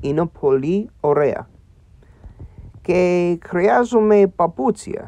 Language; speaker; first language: Greek; non-native, learner; English